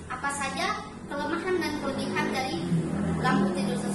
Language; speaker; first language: Indonesian; native; Indonesian